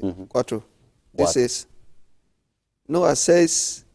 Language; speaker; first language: Spanish; non-native, learner; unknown